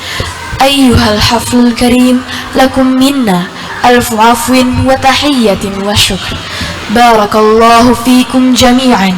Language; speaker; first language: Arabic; non-native, fluent; Indonesian